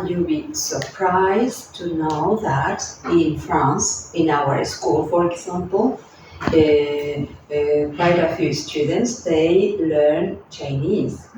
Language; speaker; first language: English; non-native, fluent; Spanish